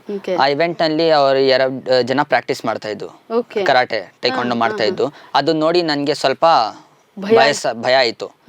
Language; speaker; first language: Kannada; non-native, local second language; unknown